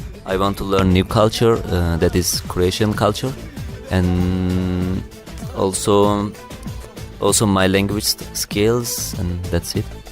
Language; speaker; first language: English; non-native, learner; Turkish